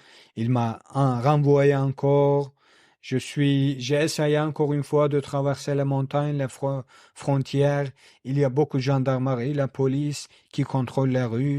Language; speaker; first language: French; non-native, learner; Kurdish